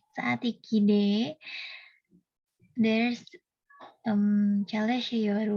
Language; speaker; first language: Turkish; non-native, learner; Indonesian